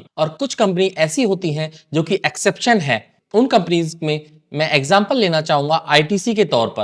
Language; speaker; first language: Hindi; native; Hindi